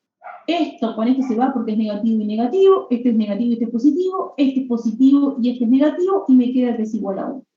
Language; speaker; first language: Spanish; native; Spanish